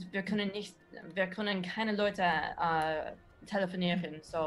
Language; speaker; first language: German; non-native, learner; English